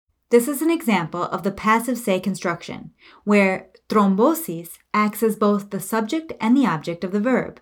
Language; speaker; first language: English; native; English